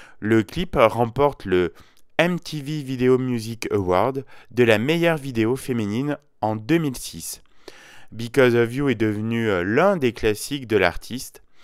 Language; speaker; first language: French; native; French